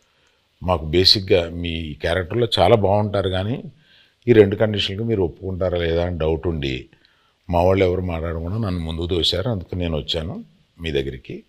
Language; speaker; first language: Telugu; native; Telugu